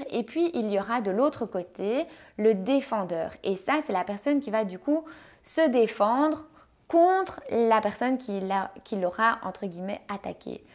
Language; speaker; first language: French; native; French